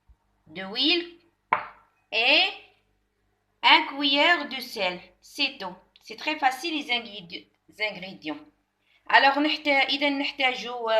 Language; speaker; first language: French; non-native, local second language; Arabic